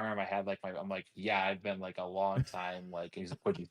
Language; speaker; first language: English; native; English